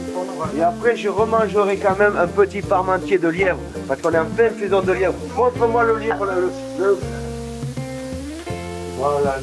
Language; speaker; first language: French; native; French